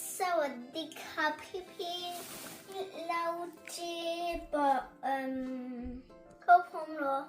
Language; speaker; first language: Thai; early bilingual, heritage; Thai